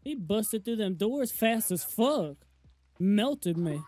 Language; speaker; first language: English; native; English